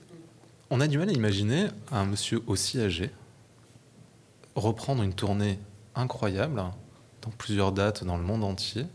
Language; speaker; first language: French; native; French